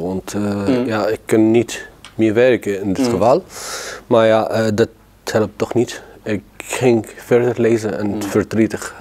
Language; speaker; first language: Dutch; non-native, learner; Arabic